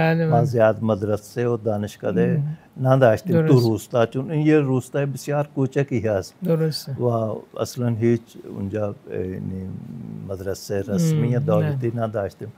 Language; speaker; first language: Persian; non-native, fluent; Punjabi